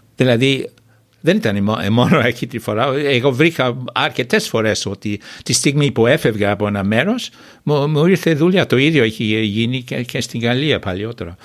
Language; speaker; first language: Greek; non-native, fluent; English